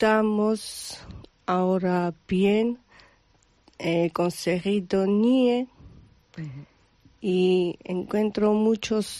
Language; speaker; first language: Spanish; non-native, learner; Georgian